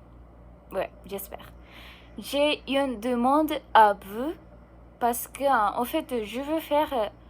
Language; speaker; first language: French; non-native, learner; Japanese